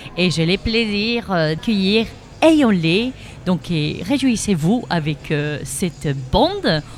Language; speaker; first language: French; native; French